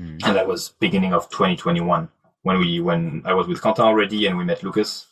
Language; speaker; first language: English; non-native, fluent; French